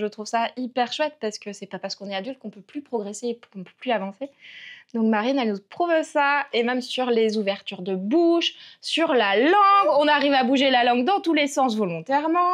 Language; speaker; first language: French; native; French